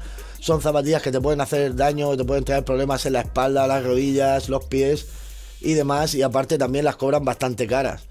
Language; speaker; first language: Spanish; native; Spanish